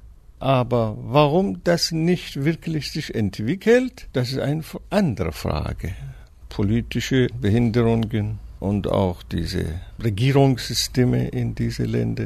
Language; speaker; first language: German; non-native, fluent; Persian